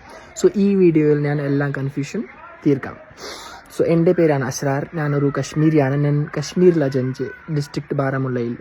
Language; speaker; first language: Malayalam; non-native, local second language; Kashmiri